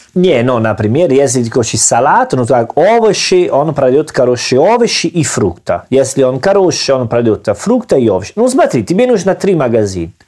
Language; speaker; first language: Russian; non-native, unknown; Italian